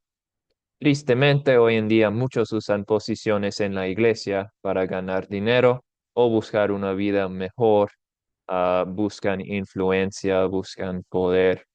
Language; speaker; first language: Spanish; non-native, fluent; English